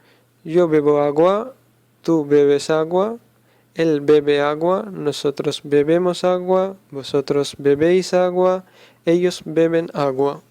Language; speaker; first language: Spanish; non-native, fluent; Urdu